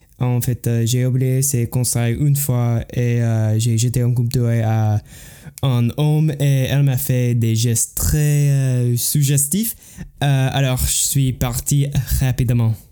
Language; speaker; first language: French; non-native, learner; English